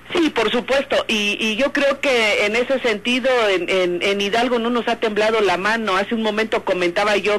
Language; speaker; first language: Spanish; native; Spanish